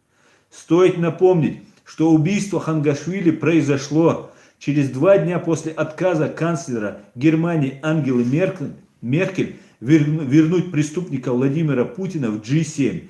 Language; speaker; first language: Russian; non-native, local second language; Chechen